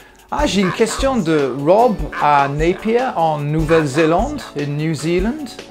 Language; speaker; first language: French; non-native, fluent; English